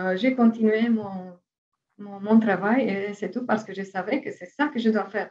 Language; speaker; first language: French; non-native, fluent; Romanian